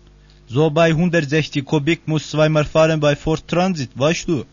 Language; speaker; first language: German; non-native, learner; Turkish